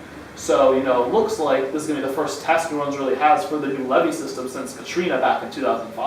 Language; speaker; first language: English; native; English